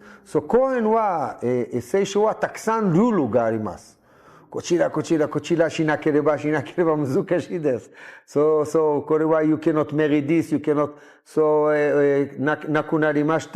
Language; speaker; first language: Japanese; non-native, learner; Hebrew